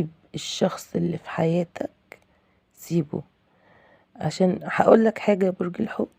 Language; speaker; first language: Arabic; native; Arabic